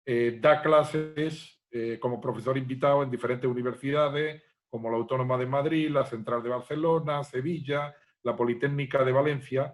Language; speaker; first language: Spanish; native; Spanish